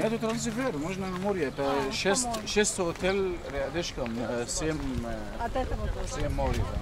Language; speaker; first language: Russian; non-native, learner; Arabic